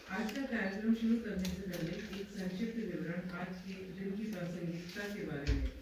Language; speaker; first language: Hindi; native; Hindi